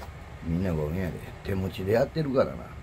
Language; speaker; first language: Japanese; native; Japanese